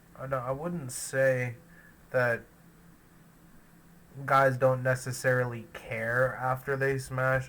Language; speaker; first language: English; native; English